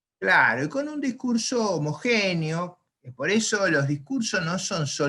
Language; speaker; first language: Spanish; native; Spanish